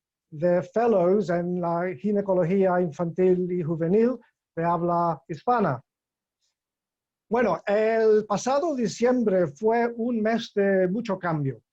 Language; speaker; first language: Spanish; non-native, fluent; English